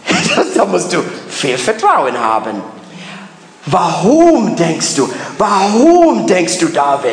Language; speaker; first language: German; non-native, learner; English